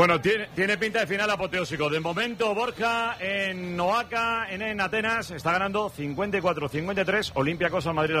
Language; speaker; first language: Spanish; native; Spanish